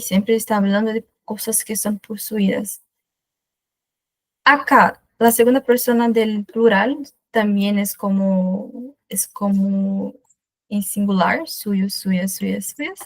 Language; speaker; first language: Spanish; non-native, fluent; Portuguese